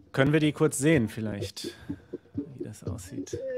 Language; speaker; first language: German; native; German